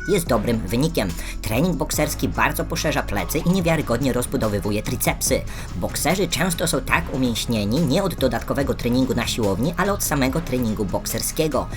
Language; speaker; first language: Polish; native; Polish